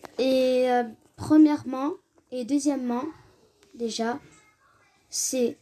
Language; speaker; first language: French; native; French